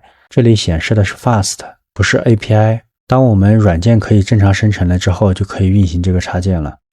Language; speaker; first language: Chinese; native; Chinese